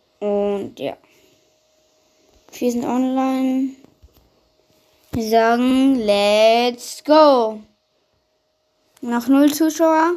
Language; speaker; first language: German; native; German